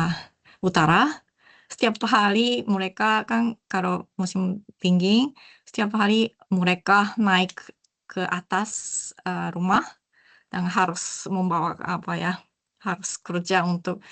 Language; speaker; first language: Indonesian; non-native, learner; Japanese